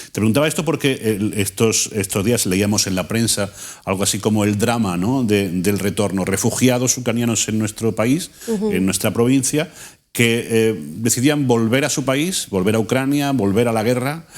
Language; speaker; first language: Spanish; native; Spanish